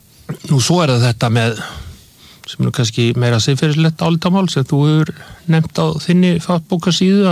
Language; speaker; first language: Icelandic; native; Icelandic